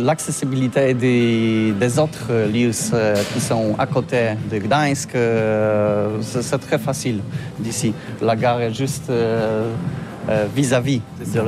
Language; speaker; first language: French; non-native, learner; Polish